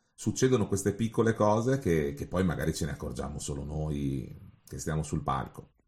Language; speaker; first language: Italian; native; Italian